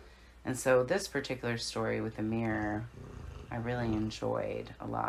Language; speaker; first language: English; native; English